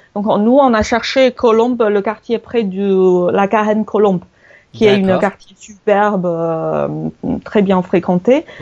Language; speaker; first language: French; non-native, fluent; Chinese